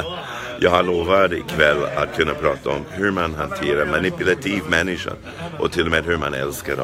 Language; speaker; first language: Swedish; non-native, fluent; English